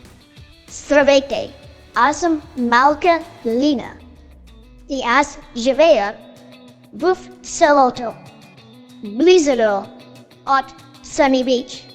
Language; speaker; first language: Bulgarian; non-native, learner; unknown